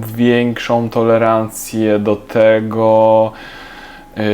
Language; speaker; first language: Polish; non-native, fluent; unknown